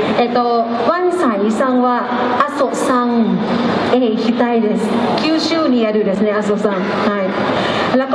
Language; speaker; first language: Japanese; non-native, learner; Thai